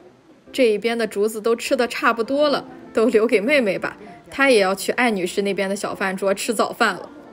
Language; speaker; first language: Chinese; native; Chinese